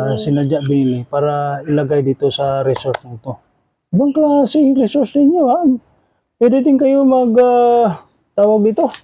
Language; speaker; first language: Filipino; non-native, local second language; Cebuano